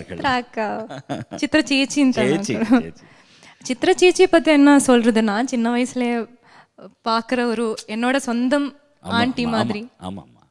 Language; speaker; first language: Tamil; non-native, local second language; Malayalam